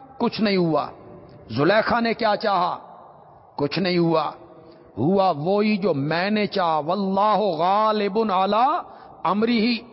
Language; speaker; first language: Urdu; non-native, local second language; Punjabi